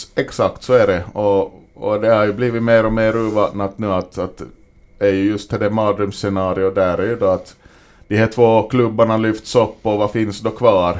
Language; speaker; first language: Swedish; native; Swedish